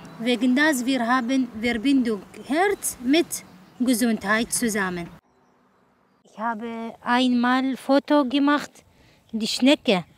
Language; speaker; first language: German; non-native, learner; Arabic